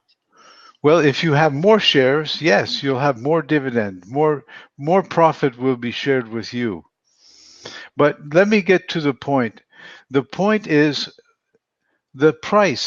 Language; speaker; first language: English; non-native, fluent; Spanish